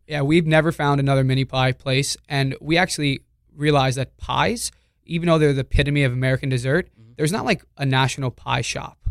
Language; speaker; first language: English; native; English